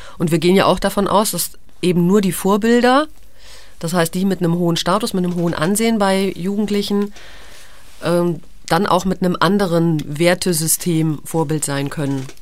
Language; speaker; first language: German; native; German